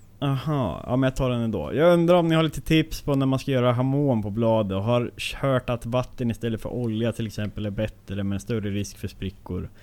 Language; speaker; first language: Swedish; native; Swedish